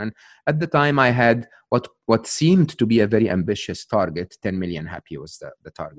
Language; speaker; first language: English; non-native, fluent; Arabic